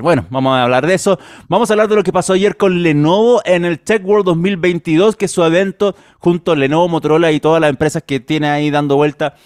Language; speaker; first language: Spanish; native; Spanish